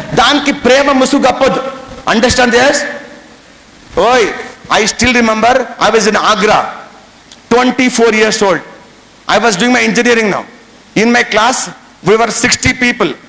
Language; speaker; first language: English; non-native, local second language; Telugu